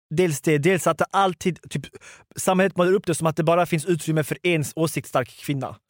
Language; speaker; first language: Swedish; early bilingual, other home language; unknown